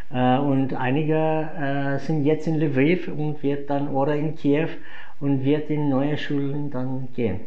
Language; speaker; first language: German; non-native, fluent; English